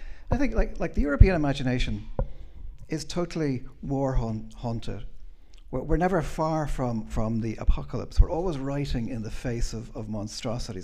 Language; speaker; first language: English; native; English